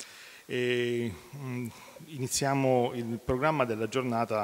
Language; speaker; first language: Italian; native; Italian